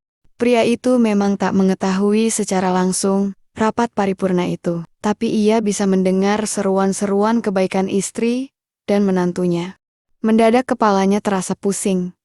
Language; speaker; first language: Indonesian; native; Indonesian